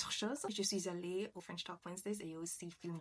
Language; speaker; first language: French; non-native, learner; English